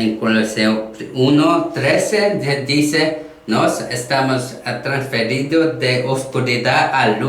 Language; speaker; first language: Spanish; non-native, learner; Korean